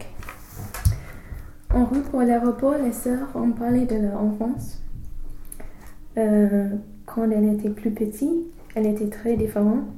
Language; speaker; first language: French; non-native, learner; English